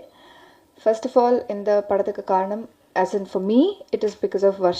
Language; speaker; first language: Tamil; non-native, learner; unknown